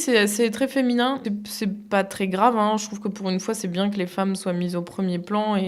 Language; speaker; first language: French; native; French